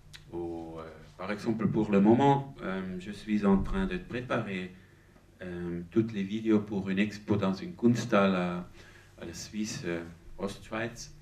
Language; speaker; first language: French; non-native, learner; German